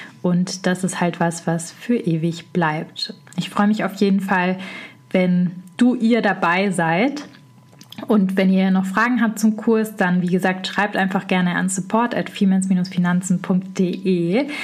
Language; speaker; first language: German; native; German